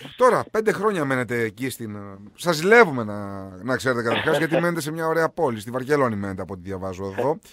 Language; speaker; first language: Greek; native; Greek